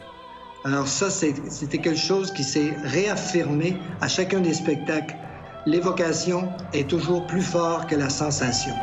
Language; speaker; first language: French; native; French